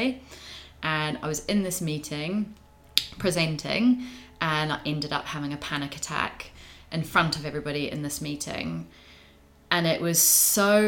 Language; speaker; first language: English; native; English